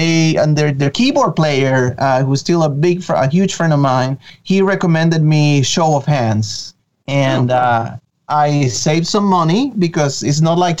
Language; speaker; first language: English; non-native, fluent; Spanish